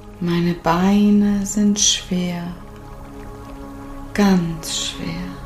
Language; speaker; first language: German; native; German